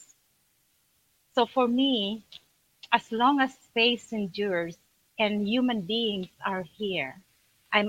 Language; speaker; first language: English; non-native, local second language; Filipino